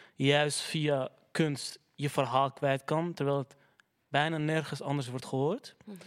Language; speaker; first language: Dutch; early bilingual, other home language; Arabic